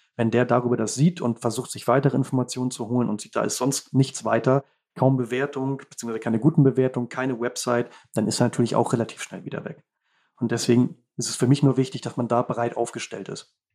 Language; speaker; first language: German; native; German